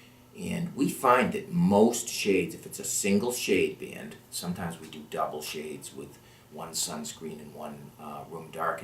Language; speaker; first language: English; native; English